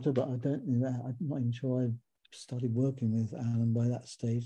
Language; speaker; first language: English; native; English